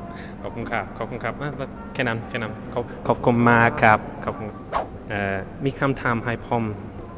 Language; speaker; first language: Thai; non-native, learner; English